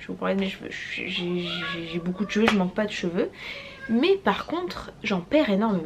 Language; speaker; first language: French; native; French